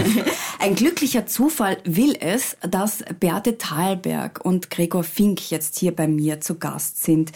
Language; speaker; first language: German; native; German